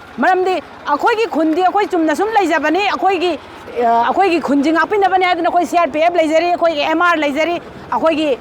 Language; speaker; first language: Manipuri; native; Manipuri